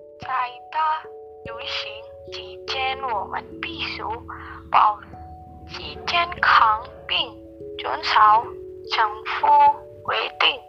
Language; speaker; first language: Chinese; non-native, learner; Indonesian